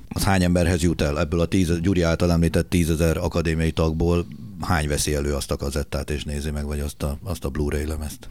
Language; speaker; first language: Hungarian; native; Hungarian